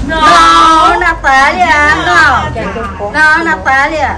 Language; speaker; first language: Portuguese; non-native, learner; Vietnamese